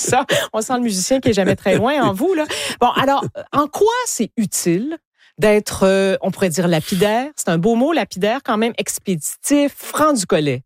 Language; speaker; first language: French; native; French